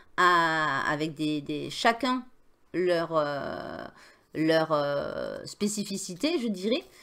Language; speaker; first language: French; native; French